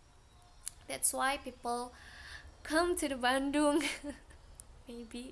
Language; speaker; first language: English; non-native, learner; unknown